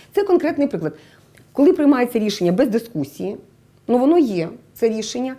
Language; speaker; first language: Ukrainian; native; Ukrainian